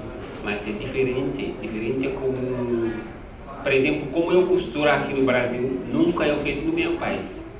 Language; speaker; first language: Portuguese; non-native, learner; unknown